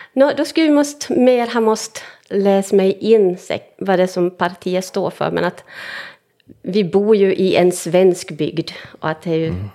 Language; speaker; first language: Swedish; native; Swedish